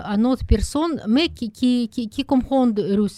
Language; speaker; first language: French; non-native, learner; Russian